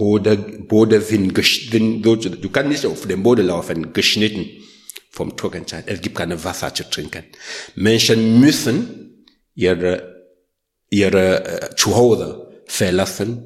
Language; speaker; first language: German; non-native, learner; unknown